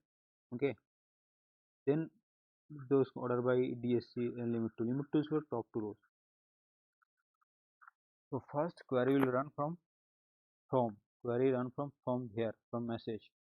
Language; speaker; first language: English; non-native, local second language; Hindi